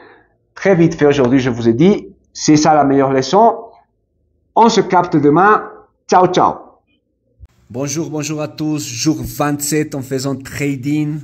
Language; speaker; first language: French; non-native, fluent; Spanish